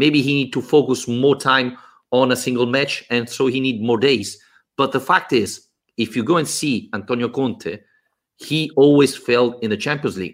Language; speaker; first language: English; non-native, fluent; Italian